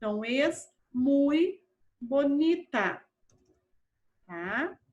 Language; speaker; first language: Spanish; non-native, fluent; Portuguese